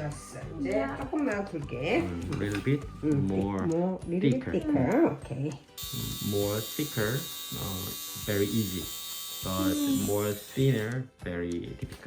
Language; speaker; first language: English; non-native, learner; Korean